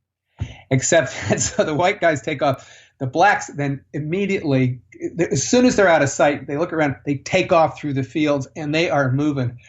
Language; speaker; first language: English; native; English